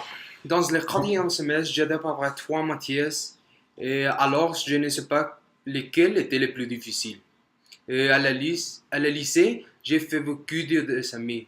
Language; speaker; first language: French; non-native, learner; Spanish